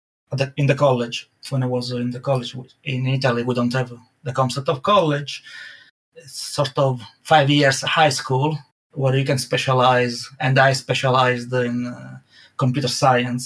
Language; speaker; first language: English; non-native, fluent; Italian